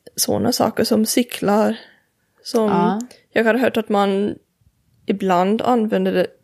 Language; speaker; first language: Swedish; non-native, fluent; English